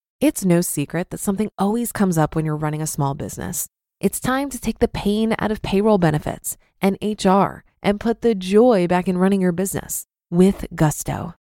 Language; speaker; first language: English; native; English